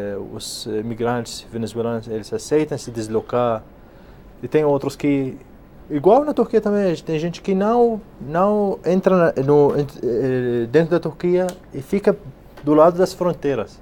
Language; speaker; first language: Portuguese; non-native, fluent; Arabic